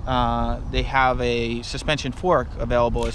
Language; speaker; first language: English; native; English